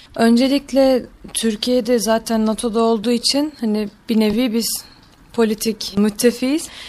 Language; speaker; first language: Turkish; native; Turkish